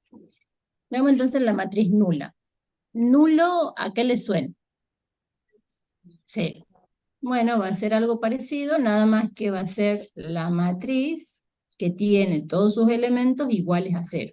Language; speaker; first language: Spanish; native; Spanish